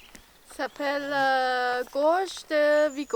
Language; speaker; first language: French; non-native, fluent; Chinese